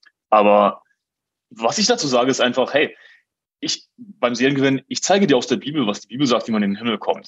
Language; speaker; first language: German; native; German